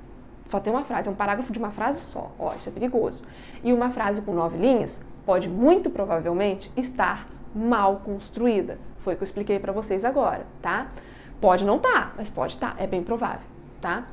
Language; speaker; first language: Portuguese; native; Portuguese